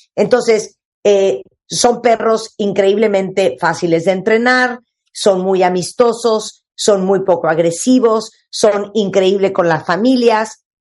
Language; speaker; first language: Spanish; native; Spanish